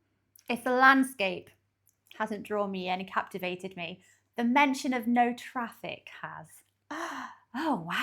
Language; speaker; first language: English; native; English